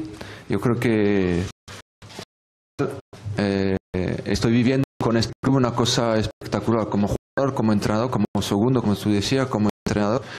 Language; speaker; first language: Spanish; non-native, fluent; French